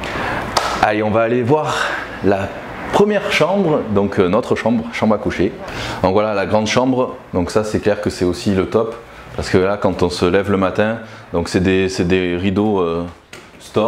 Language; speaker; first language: French; native; French